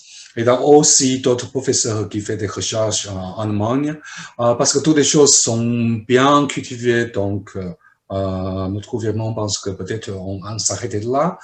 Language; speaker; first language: French; non-native, fluent; Chinese